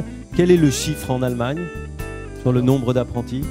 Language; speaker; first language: French; native; French